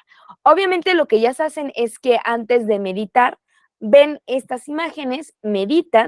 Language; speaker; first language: Spanish; native; Spanish